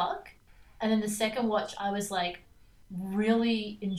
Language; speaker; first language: English; native; English